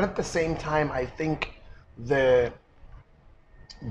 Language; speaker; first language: English; non-native, local second language; Zulu